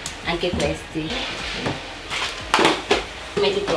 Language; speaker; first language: Italian; non-native, learner; Wolof